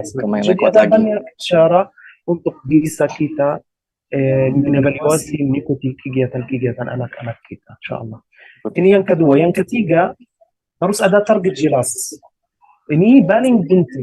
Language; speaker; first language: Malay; non-native, learner; Arabic